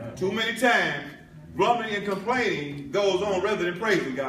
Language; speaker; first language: English; native; English